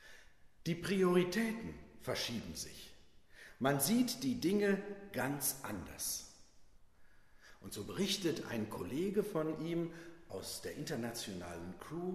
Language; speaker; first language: German; native; German